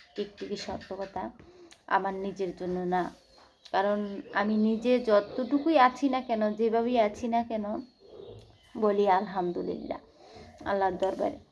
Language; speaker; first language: Bangla; native; Bangla